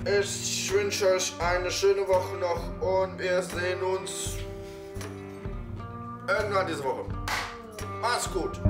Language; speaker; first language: German; non-native, fluent; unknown